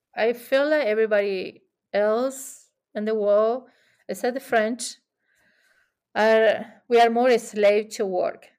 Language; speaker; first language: English; non-native, fluent; Spanish